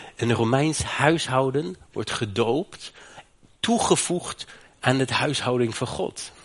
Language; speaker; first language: Dutch; non-native, fluent; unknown